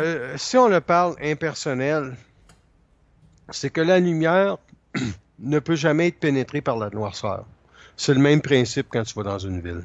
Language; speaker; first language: French; native; French